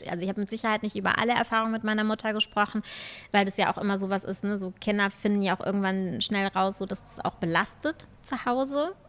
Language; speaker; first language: German; native; German